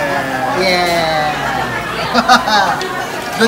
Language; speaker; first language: Japanese; non-native, learner; Filipino